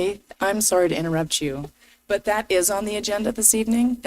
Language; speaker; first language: English; native; English